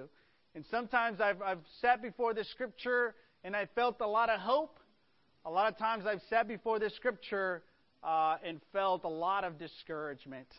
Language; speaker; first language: English; early bilingual, other home language; Spanish